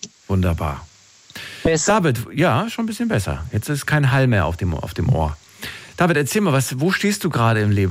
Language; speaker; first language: German; native; German